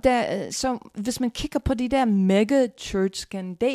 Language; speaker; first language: Danish; non-native, fluent; English